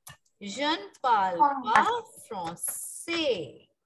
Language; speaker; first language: French; non-native, fluent; Hindi